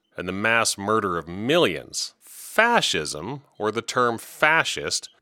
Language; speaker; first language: English; native; English